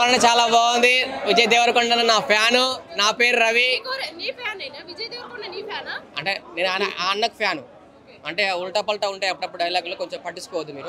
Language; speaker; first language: Telugu; native; Telugu